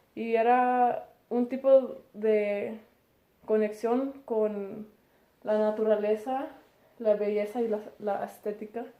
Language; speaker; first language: Spanish; early bilingual, heritage; Spanish